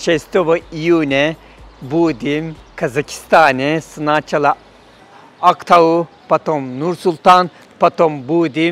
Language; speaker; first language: Russian; non-native, fluent; Turkish